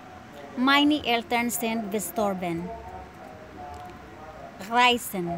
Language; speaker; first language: German; non-native, learner; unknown